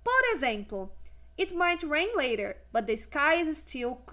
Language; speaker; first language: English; non-native, fluent; Portuguese